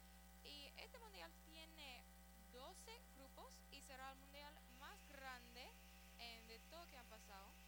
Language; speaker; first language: Spanish; early bilingual, heritage; Spanish